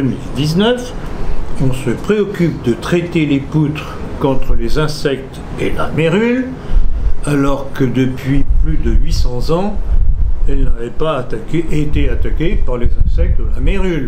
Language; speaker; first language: French; native; French